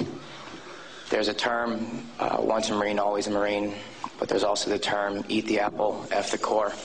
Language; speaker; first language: English; native; English